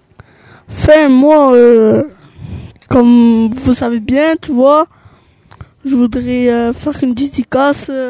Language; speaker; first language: French; early bilingual, other home language; Albanian